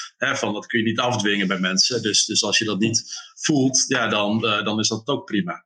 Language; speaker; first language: Dutch; native; Dutch